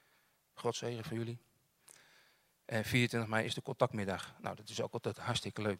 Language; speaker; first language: Dutch; native; Dutch